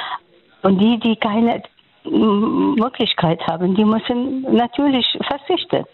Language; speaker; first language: German; non-native, fluent; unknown